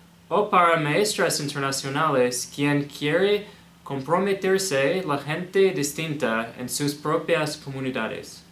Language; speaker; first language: Spanish; non-native, learner; English